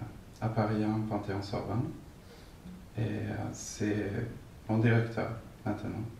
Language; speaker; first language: French; non-native, fluent; Swedish